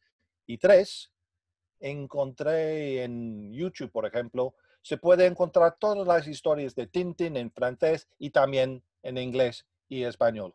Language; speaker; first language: Spanish; non-native, fluent; English